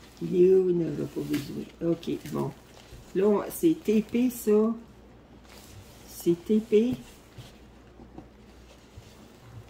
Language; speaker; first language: French; native; French